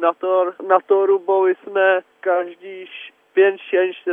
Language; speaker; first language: Polish; non-native, learner; Czech